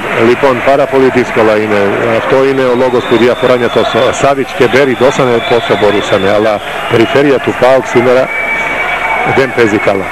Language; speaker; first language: Greek; non-native, fluent; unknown